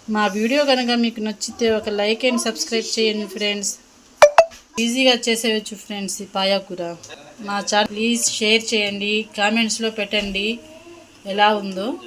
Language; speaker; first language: Telugu; non-native, local second language; Urdu